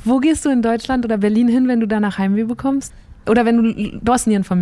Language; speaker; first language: German; native; German